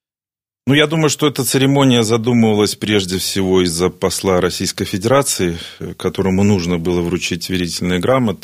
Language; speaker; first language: Russian; native; Russian